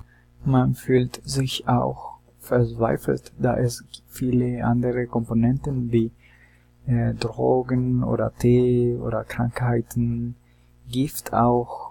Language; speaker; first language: German; non-native, learner; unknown